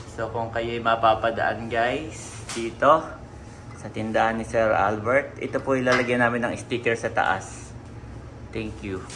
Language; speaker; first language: Filipino; native; Filipino